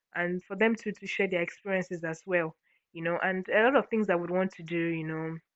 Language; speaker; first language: English; non-native, local second language; Ibibio